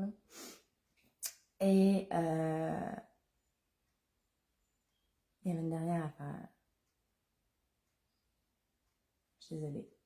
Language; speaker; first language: French; native; French